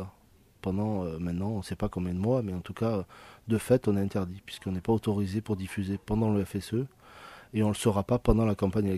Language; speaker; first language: French; native; French